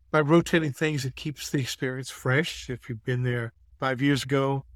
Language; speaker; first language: English; native; English